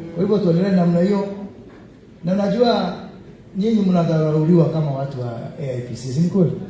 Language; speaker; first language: Swahili; non-native, local second language; Kikuyu